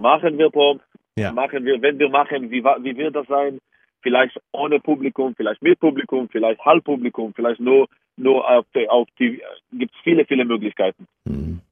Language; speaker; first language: German; non-native, fluent; Hebrew